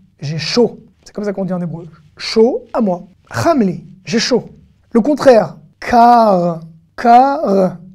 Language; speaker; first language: French; native; French